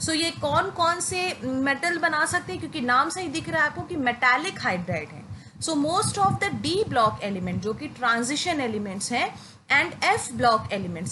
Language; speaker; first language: Hindi; native; Hindi